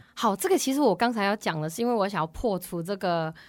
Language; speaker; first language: Chinese; non-native, local second language; Cantonese